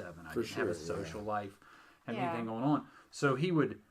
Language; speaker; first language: English; native; English